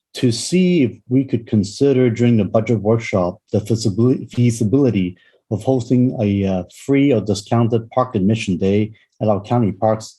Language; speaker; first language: English; non-native, local second language; Cantonese